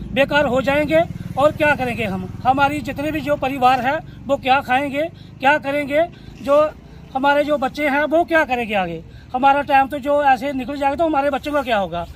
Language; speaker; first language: Hindi; native; Hindi